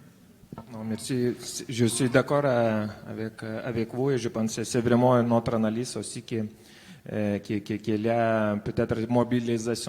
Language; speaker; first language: French; non-native, fluent; Lithuanian